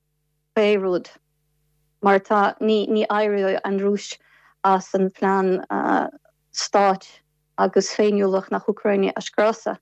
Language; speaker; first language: Irish; non-native, fluent; Ukrainian